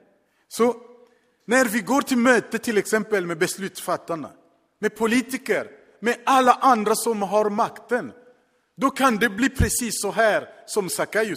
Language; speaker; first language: Swedish; non-native, fluent; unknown